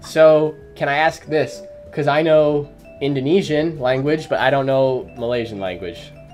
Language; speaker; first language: English; native; English